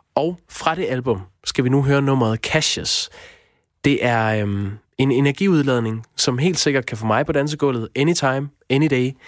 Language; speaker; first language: Danish; native; Danish